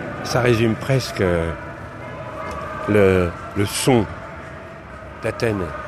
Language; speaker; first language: French; native; French